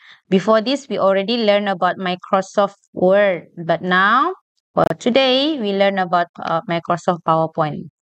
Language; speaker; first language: English; non-native, local second language; Malay